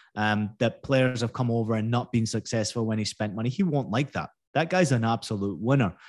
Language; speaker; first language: English; native; English